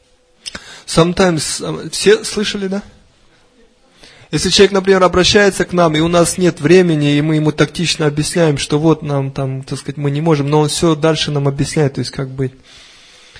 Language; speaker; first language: Russian; native; Russian